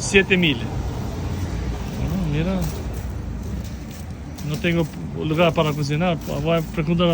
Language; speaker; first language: Spanish; non-native, learner; Albanian